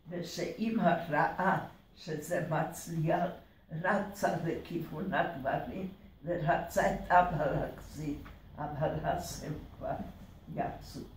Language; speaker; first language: Hebrew; early bilingual, other home language; Hungarian